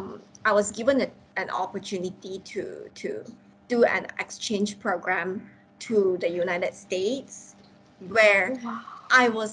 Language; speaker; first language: English; non-native, local second language; Cantonese